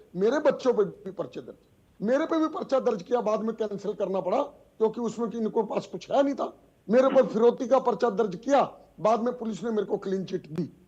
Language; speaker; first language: Hindi; native; Hindi